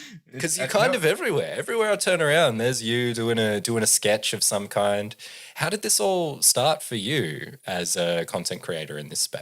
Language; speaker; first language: English; native; English